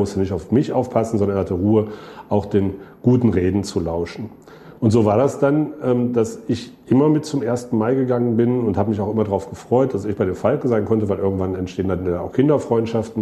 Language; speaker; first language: German; native; German